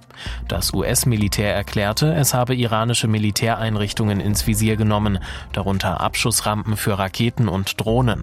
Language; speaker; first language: German; native; German